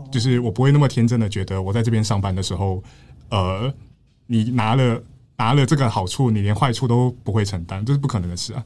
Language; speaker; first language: Chinese; native; Chinese